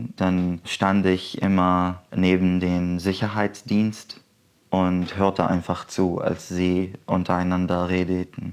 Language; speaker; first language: German; non-native, fluent; Arabic